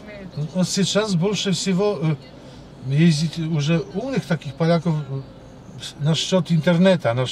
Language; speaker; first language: Russian; non-native, learner; Polish